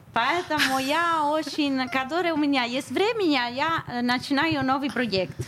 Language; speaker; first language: Russian; non-native, learner; Italian